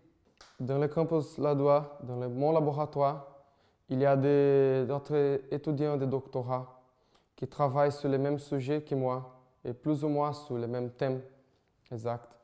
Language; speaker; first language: French; non-native, fluent; Portuguese